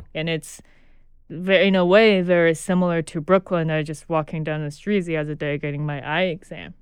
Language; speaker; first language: English; non-native, fluent; Chinese